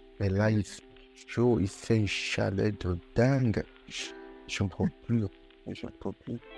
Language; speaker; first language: French; non-native, fluent; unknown